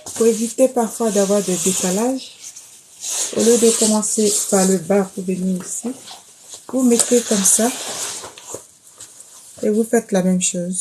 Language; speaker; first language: French; native; French